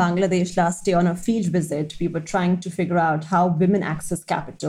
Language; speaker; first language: English; non-native, local second language; Hindi